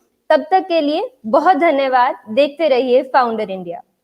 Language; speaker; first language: Hindi; native; Hindi